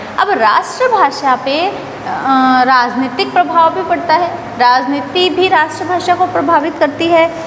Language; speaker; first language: Hindi; native; Hindi